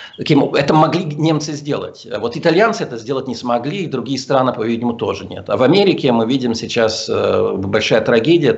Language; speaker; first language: Russian; early bilingual, heritage; Russian